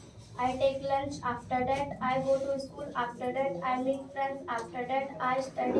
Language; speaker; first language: English; non-native, learner; Hindi